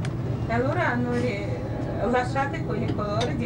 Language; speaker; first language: Italian; non-native, learner; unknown